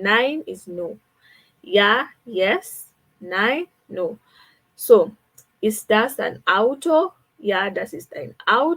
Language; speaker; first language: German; non-native, fluent; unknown